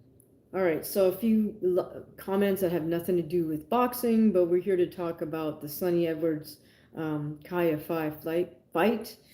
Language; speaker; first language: English; native; English